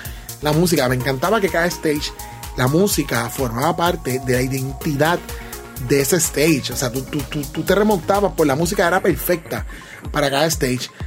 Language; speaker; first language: Spanish; native; Spanish